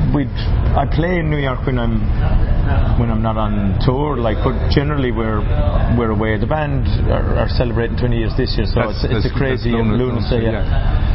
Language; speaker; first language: English; native; English